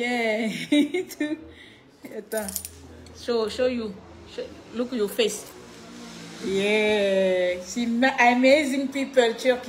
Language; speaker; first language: English; non-native, learner; French